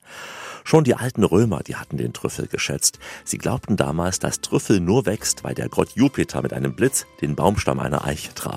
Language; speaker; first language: German; native; German